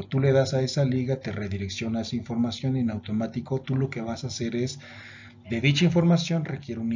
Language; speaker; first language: Spanish; native; Spanish